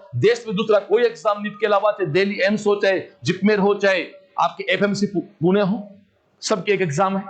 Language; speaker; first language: Hindi; native; Hindi